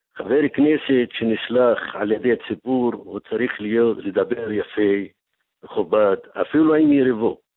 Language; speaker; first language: Hebrew; non-native, local second language; Arabic